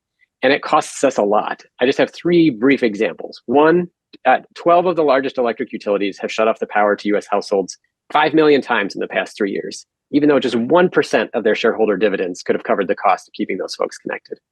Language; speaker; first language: English; native; English